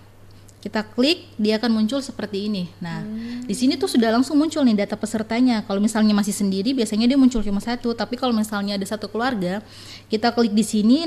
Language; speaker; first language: Indonesian; native; Indonesian